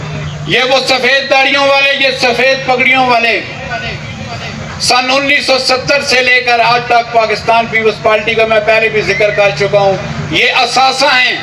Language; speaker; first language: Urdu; non-native, local second language; Punjabi